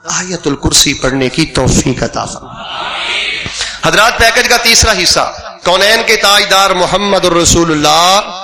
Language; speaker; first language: Urdu; non-native, local second language; Punjabi